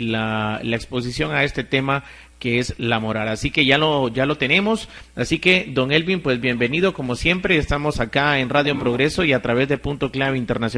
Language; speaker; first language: Spanish; native; Spanish